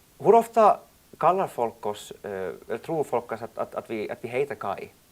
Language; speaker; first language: Swedish; native; Swedish